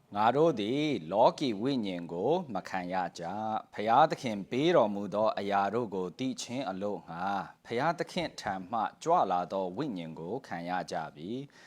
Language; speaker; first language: Burmese; non-native, local second language; Tedim Chin